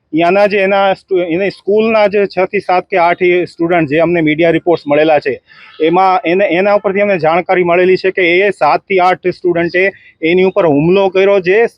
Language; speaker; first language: Gujarati; non-native, local second language; Sindhi